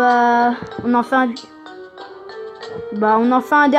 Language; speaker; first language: French; native; French